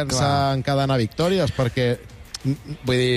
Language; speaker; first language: Catalan; native; Catalan